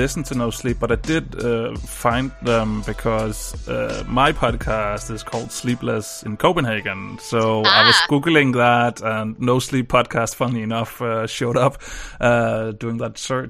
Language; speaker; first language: English; non-native, fluent; Danish